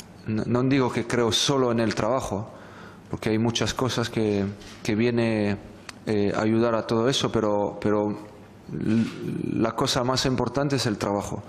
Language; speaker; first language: Spanish; non-native, fluent; French